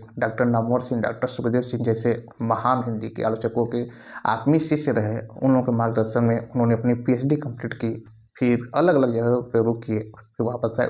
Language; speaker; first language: Hindi; native; Hindi